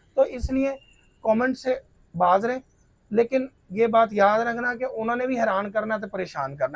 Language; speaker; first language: Urdu; non-native, local second language; Punjabi